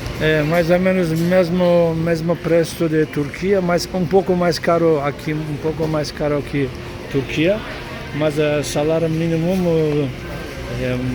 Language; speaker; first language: Portuguese; non-native, learner; Turkish